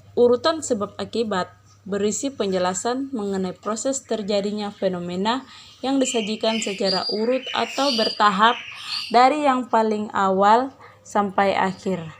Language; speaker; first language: Indonesian; native; Indonesian